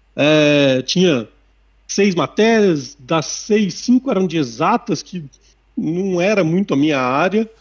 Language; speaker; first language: Portuguese; native; Portuguese